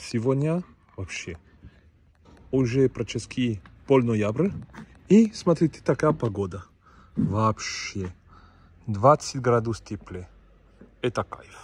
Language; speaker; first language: Russian; non-native, learner; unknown